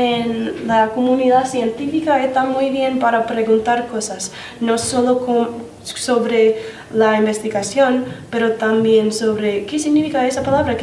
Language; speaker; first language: Spanish; non-native, fluent; English